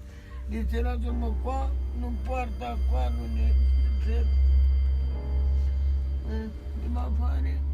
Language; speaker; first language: Italian; non-native, learner; Romanian